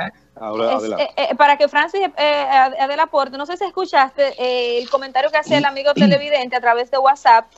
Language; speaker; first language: Spanish; native; Spanish